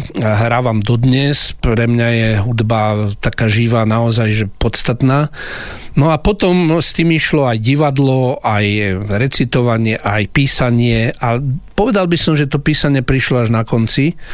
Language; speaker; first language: Slovak; native; Slovak